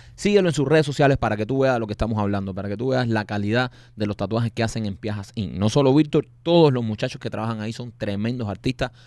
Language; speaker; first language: Spanish; native; Spanish